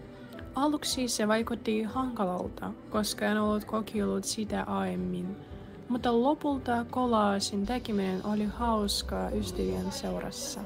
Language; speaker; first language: Finnish; non-native, learner; Russian